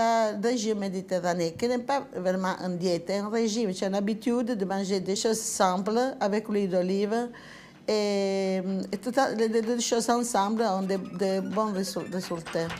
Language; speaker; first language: French; non-native, learner; Italian